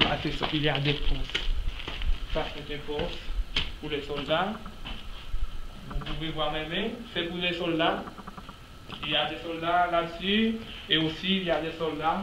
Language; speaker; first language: French; non-native, local second language; Haitian Creole